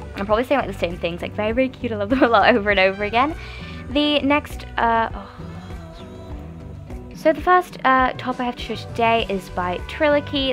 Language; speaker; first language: English; native; English